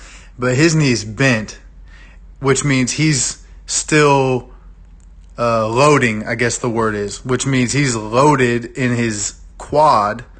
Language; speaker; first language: English; native; English